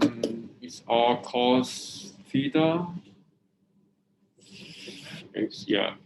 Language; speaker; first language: English; non-native, fluent; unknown